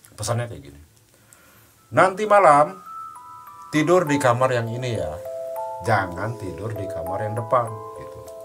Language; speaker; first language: Indonesian; native; Indonesian